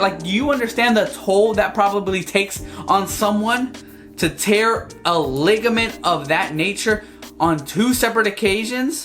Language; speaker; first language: English; native; English